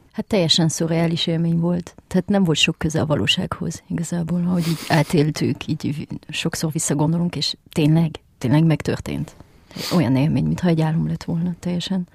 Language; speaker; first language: Hungarian; early bilingual, heritage; French